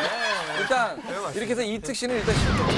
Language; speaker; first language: Korean; native; Korean